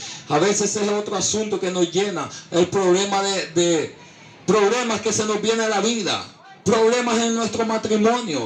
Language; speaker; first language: Spanish; native; Spanish